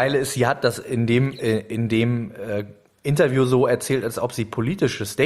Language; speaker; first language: German; native; German